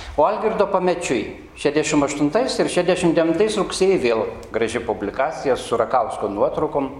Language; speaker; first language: Lithuanian; native; Lithuanian